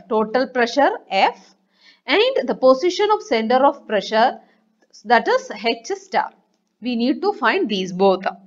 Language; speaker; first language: English; non-native, local second language; Malayalam